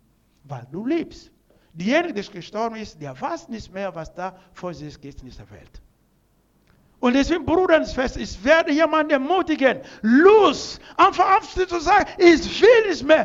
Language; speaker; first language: German; non-native, learner; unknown